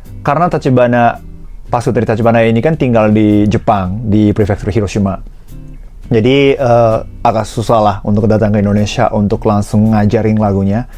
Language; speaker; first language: Indonesian; non-native, fluent; Japanese